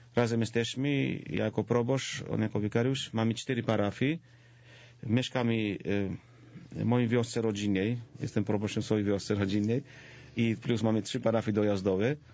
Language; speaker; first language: Polish; non-native, fluent; Georgian